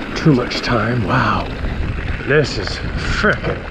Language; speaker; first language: English; native; English